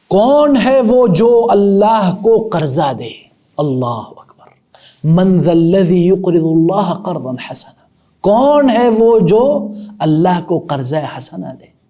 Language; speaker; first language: Urdu; non-native, local second language; Punjabi